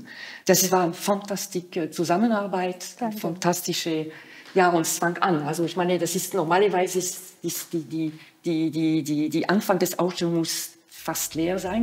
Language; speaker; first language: German; non-native, fluent; French